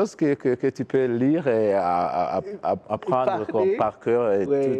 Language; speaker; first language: French; non-native, learner; Kinyarwanda